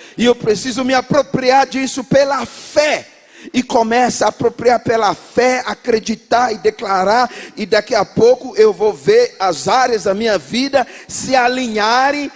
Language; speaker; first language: Portuguese; non-native, fluent; English